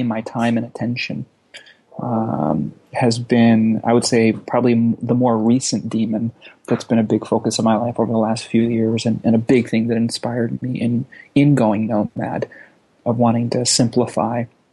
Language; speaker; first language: English; native; English